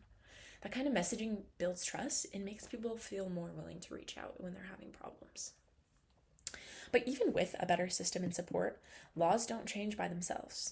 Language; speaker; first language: English; native; English